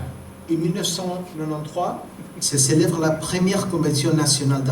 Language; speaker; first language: French; non-native, fluent; Spanish